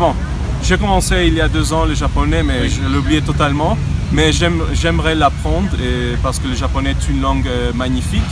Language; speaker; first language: French; non-native, fluent; Spanish